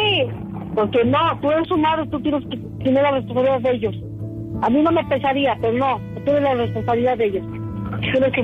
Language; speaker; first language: Spanish; native; Spanish